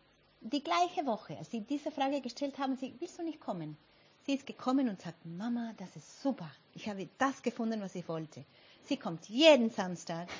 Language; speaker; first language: German; non-native, fluent; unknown